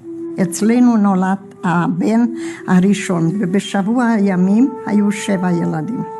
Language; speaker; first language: Hebrew; non-native, fluent; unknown